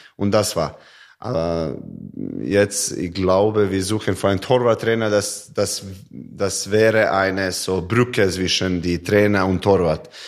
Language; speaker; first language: German; non-native, learner; Serbian